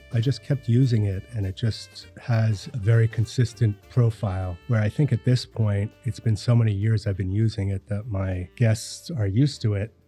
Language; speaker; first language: English; native; English